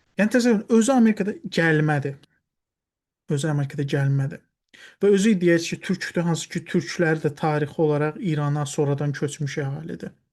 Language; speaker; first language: Azerbaijani; non-native, local second language; Talysh